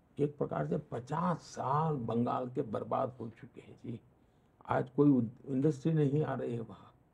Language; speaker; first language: Hindi; non-native, local second language; Gujarati